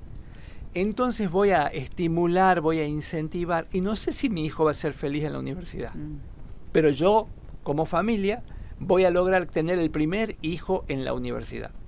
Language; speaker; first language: Spanish; native; Spanish